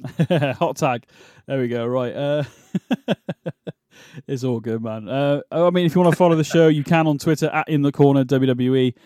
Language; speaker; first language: English; native; English